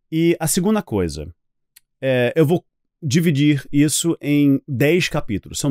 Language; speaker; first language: Portuguese; non-native, fluent; English